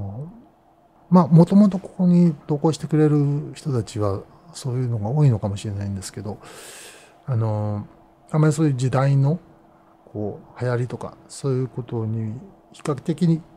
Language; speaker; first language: Japanese; native; Japanese